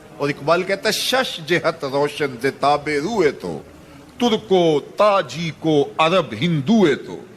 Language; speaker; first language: Urdu; non-native, local second language; Punjabi